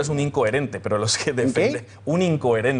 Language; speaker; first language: Spanish; native; Spanish